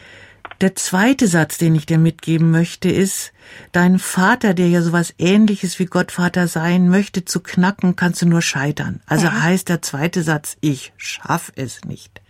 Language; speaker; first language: German; native; German